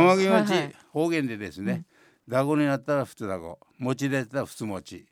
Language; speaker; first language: Japanese; native; Japanese